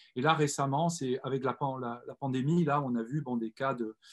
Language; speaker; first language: French; native; French